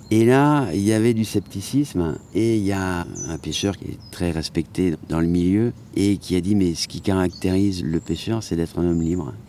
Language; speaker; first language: French; native; French